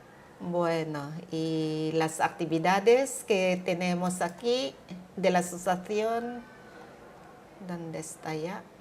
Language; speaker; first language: Spanish; non-native, learner; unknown